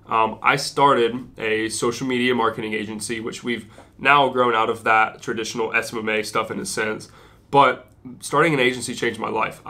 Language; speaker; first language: English; native; English